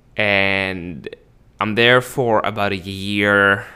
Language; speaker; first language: English; early bilingual, other home language; Spanish